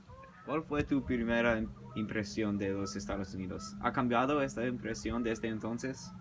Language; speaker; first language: Spanish; early bilingual, heritage; English